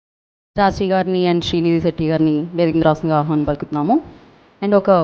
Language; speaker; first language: Telugu; native; Telugu